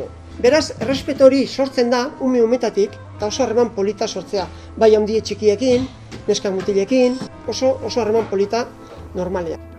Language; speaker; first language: Basque; native; Basque